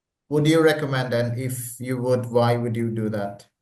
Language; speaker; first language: English; non-native, local second language; Bangla